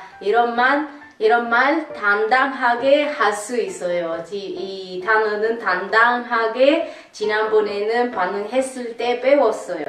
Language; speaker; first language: Korean; non-native, learner; Italian